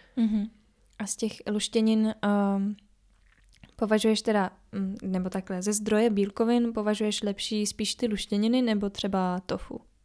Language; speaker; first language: Czech; native; Czech